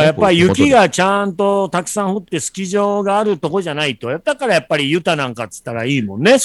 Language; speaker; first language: Japanese; native; Japanese